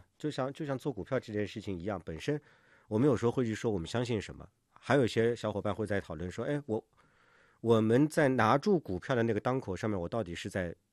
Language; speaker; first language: Chinese; native; Chinese